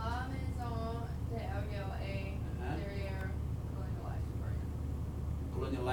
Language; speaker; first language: French; non-native, learner; English